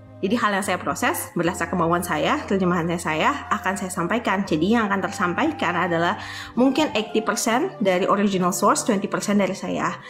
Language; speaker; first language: Indonesian; native; Indonesian